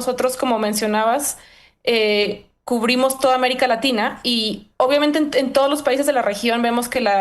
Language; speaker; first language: Spanish; native; Spanish